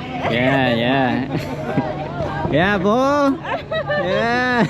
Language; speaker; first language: English; non-native, learner; Lao